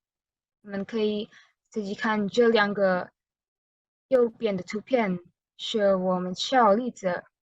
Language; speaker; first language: Chinese; non-native, learner; Indonesian